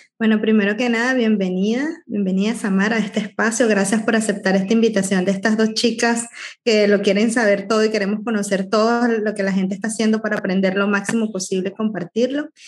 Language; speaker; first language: Spanish; native; Spanish